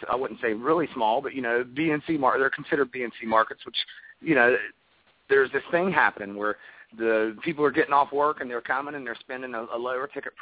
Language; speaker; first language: English; native; English